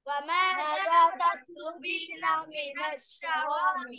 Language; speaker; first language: Arabic; non-native, learner; Bangla